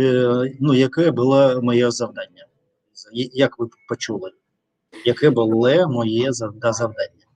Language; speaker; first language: Ukrainian; non-native, learner; Russian